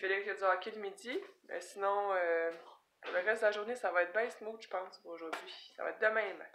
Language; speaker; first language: French; native; French